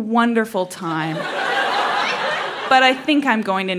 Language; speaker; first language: English; native; English